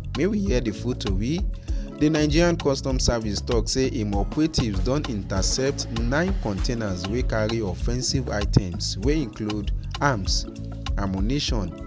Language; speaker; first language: Nigerian Pidgin; non-native, local second language; Yoruba